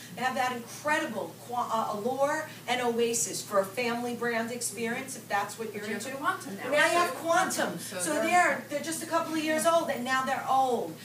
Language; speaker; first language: English; native; English